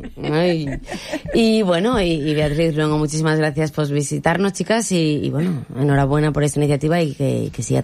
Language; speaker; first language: Spanish; native; Spanish